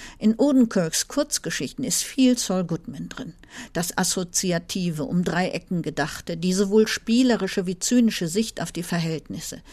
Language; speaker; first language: German; native; German